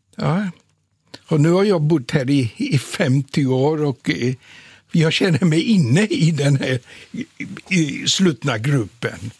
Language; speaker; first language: Swedish; non-native, fluent; Polish